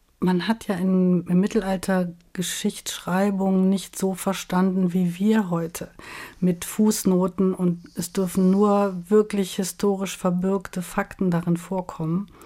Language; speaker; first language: German; native; German